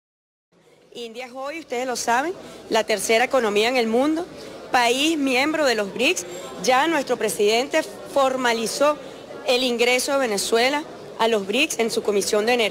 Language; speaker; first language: Spanish; native; Spanish